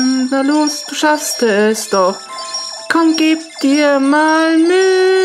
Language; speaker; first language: German; native; German